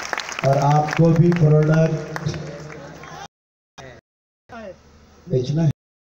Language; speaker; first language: Hindi; native; Hindi